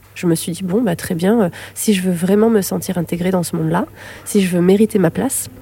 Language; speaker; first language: French; native; French